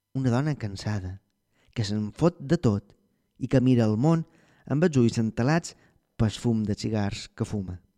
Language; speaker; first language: Catalan; native; Catalan